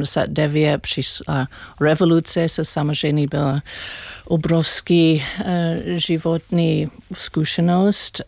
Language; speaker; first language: Czech; non-native, learner; English